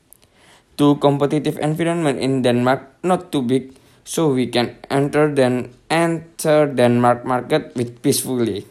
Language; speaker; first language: English; non-native, learner; Indonesian